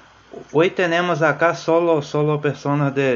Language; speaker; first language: Spanish; non-native, fluent; Portuguese